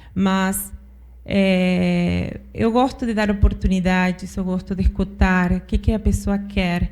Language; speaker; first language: Portuguese; non-native, fluent; Spanish